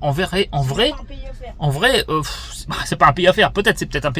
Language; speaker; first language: French; native; French